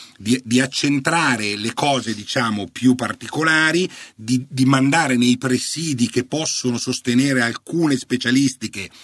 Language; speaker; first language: Italian; native; Italian